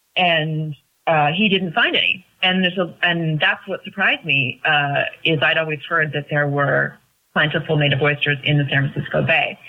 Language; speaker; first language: English; native; English